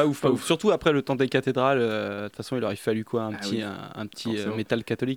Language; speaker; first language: French; native; French